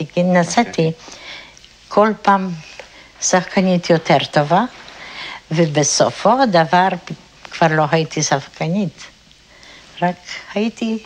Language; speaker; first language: Hebrew; non-native, fluent; Polish